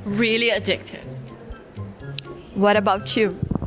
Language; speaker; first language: English; non-native, fluent; Portuguese